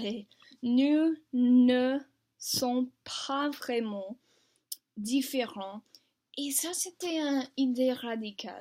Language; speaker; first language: French; non-native, learner; English